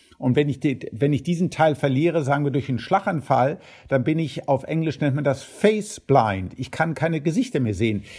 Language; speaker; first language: German; early bilingual, heritage; German